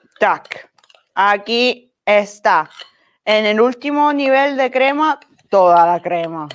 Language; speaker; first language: Spanish; non-native, fluent; Italian